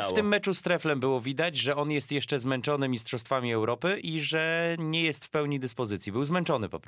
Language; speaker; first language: Polish; native; Polish